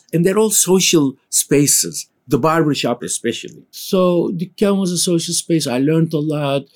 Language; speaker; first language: English; non-native, fluent; Turkish